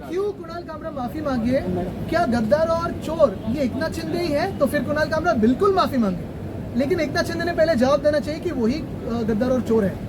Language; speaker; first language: Hindi; non-native, local second language; Marathi